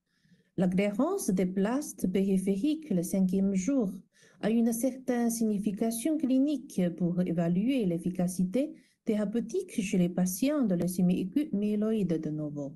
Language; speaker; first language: French; non-native, fluent; Chinese